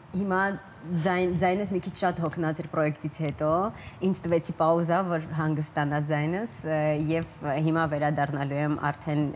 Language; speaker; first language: Armenian; early bilingual, heritage; Armenian